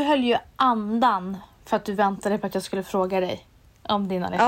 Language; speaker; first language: Swedish; native; Swedish